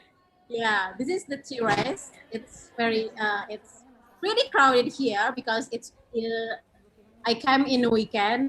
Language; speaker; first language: English; non-native, fluent; Indonesian